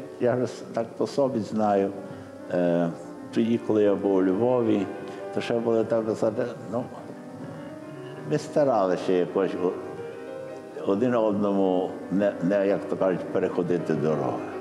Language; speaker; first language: Ukrainian; early bilingual, heritage; Ukrainian